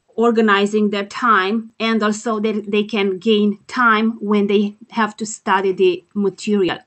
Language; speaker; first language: English; non-native, fluent; Romanian